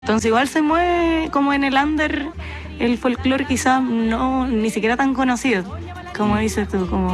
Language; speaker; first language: Spanish; native; Spanish